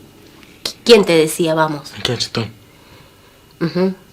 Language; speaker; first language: Spanish; native; Spanish